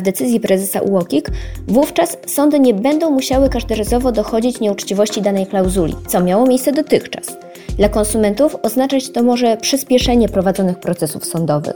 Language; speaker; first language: Polish; native; Polish